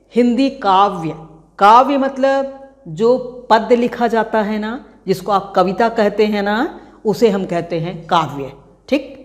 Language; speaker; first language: Hindi; non-native, local second language; Chhattisgarhi